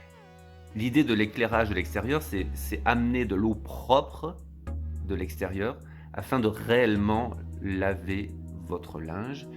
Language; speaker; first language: French; native; French